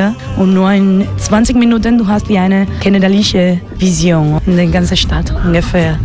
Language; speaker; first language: German; non-native, fluent; Spanish